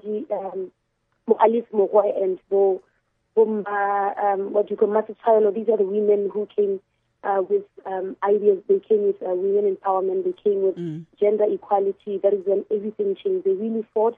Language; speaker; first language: English; non-native, local second language; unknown